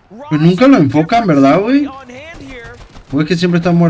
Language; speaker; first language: Spanish; native; Spanish